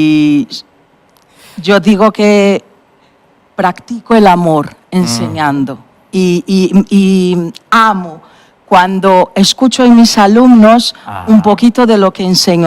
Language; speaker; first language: Spanish; non-native, fluent; Portuguese